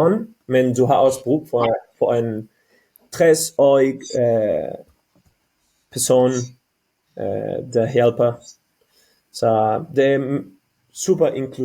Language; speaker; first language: Danish; non-native, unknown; Catalan